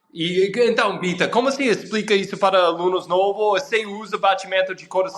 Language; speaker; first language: Portuguese; non-native, fluent; English